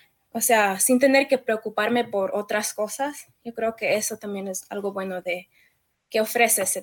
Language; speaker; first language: Spanish; early bilingual, heritage; Spanish